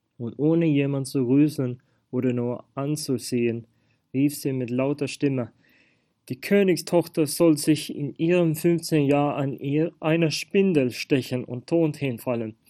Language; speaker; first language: German; non-native, fluent; Swedish